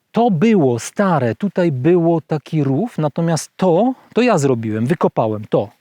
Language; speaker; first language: Polish; native; Polish